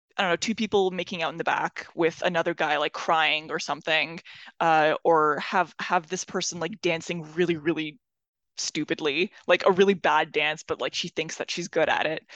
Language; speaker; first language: English; non-native, fluent; Persian